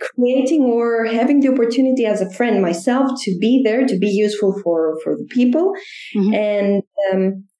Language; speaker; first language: English; non-native, fluent; Greek